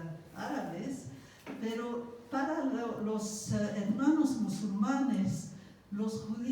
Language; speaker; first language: Spanish; non-native, fluent; English